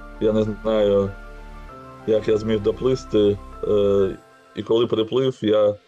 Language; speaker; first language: Ukrainian; non-native, local second language; Russian